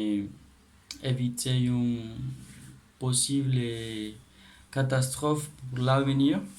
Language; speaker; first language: French; non-native, learner; Spanish